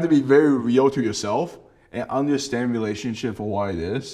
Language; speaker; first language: English; non-native, fluent; Chinese